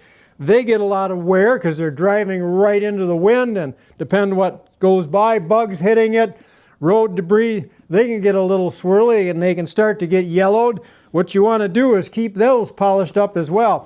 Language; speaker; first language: English; native; English